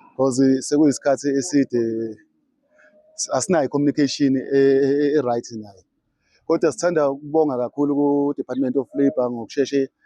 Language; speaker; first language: Zulu; native; Zulu